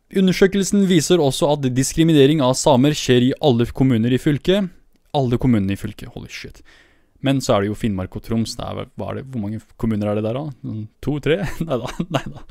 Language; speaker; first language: Norwegian; early bilingual, other home language; Kurdish